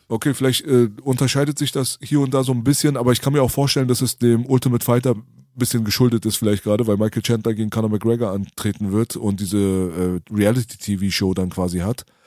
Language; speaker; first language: German; early bilingual, other home language; Persian